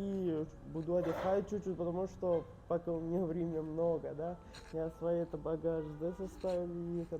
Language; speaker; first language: Russian; non-native, learner; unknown